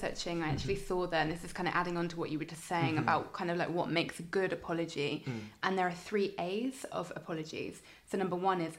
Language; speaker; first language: English; native; English